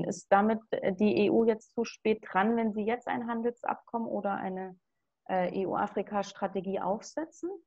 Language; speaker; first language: German; native; German